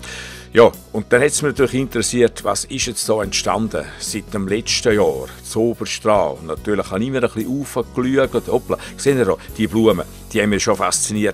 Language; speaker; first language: German; native; German